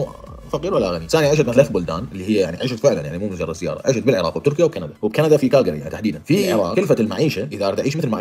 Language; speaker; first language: Arabic; native; Arabic